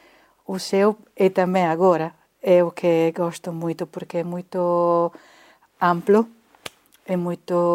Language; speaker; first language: Portuguese; non-native, fluent; Italian